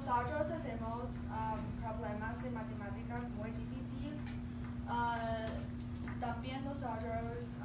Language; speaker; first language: Spanish; non-native, learner; English